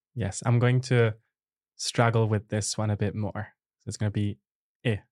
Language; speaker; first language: English; non-native, fluent; Italian